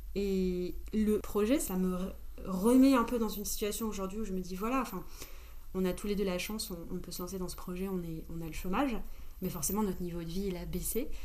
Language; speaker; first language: French; native; French